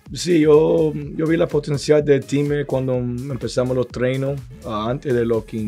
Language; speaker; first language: Portuguese; non-native, learner; Spanish